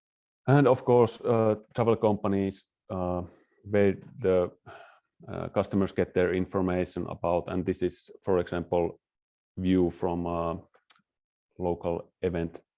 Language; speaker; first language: English; non-native, fluent; Finnish